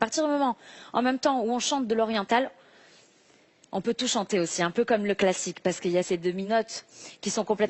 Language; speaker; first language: French; native; French